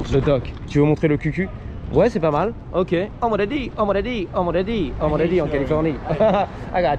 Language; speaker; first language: French; native; French